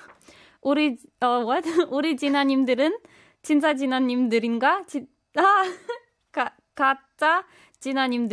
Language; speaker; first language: Korean; non-native, fluent; Polish